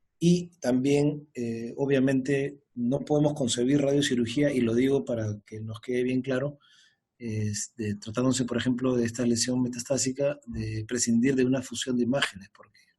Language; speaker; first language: Spanish; native; Spanish